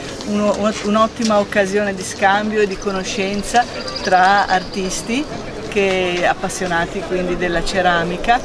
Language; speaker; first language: Italian; native; Italian